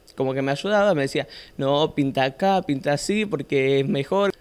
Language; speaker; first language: Spanish; native; Spanish